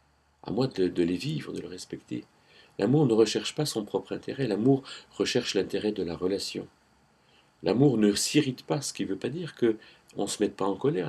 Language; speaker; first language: French; native; French